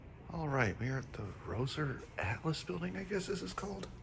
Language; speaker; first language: English; native; English